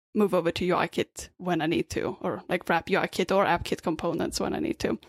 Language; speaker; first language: English; non-native, fluent; Swedish